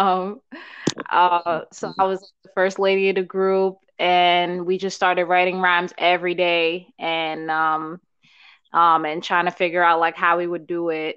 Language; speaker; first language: English; native; English